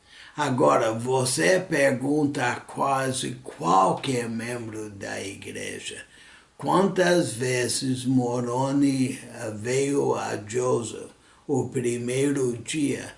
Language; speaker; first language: Portuguese; non-native, fluent; English